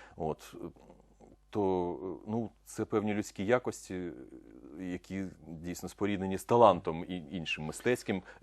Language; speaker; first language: Ukrainian; non-native, local second language; Russian